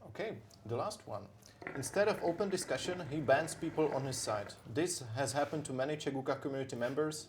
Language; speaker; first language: English; non-native, fluent; Czech